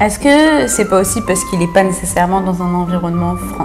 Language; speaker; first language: French; native; French